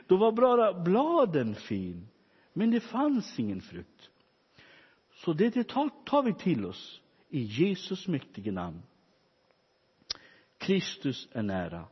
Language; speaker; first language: Swedish; non-native, fluent; Romany